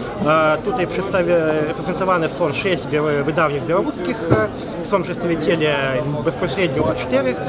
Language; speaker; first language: Polish; non-native, fluent; Belarusian